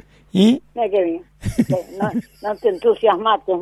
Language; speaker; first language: Spanish; native; Spanish